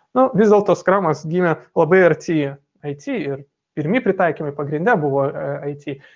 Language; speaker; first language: Lithuanian; non-native, local second language; Russian